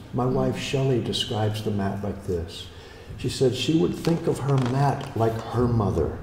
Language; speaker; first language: English; native; English